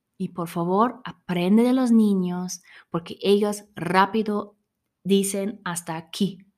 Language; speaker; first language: Spanish; non-native, fluent; German